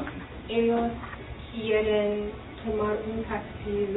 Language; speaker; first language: Spanish; non-native, learner; English